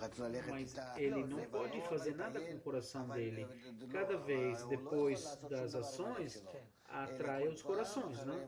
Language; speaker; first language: Portuguese; non-native, fluent; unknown